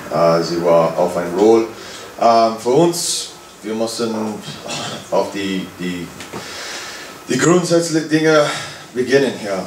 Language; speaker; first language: German; non-native, fluent; English